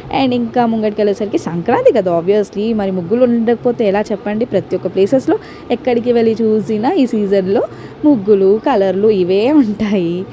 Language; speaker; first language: Telugu; non-native, local second language; Tamil